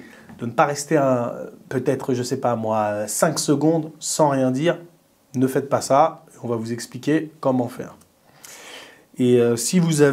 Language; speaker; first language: French; native; French